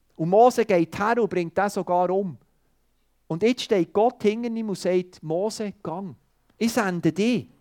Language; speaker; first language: German; non-native, fluent; Swiss German